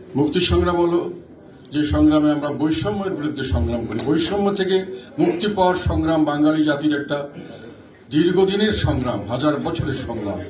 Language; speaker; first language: Bangla; native; Bangla